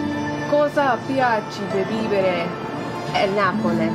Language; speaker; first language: Italian; non-native, learner; English